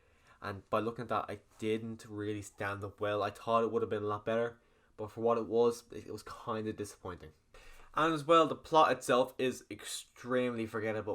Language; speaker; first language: English; native; English